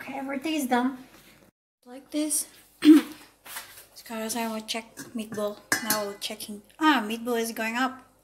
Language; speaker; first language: English; non-native, learner; Indonesian